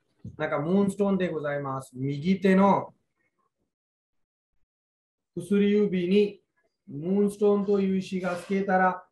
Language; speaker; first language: Japanese; non-native, fluent; Hindi